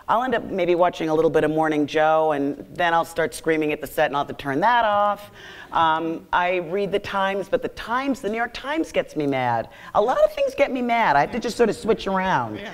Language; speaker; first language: English; native; English